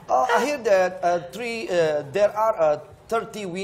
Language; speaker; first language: English; non-native, learner; Indonesian